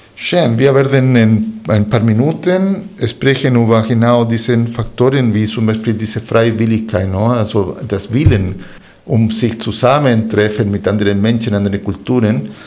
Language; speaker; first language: German; non-native, fluent; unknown